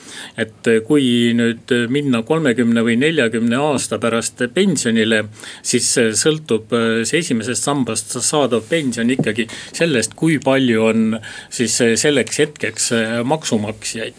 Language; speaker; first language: Estonian; native; Estonian